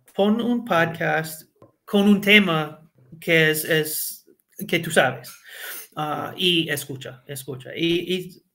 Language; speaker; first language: Spanish; non-native, learner; English